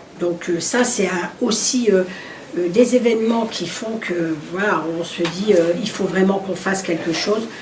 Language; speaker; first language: French; early bilingual, other home language; Arabic